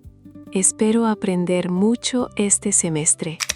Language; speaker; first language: Spanish; non-native, learner; English